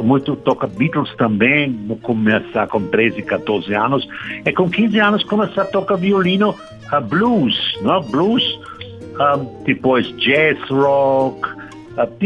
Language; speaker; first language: Portuguese; non-native, learner; German